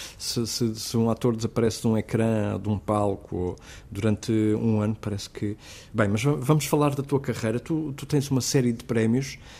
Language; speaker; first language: Portuguese; native; Portuguese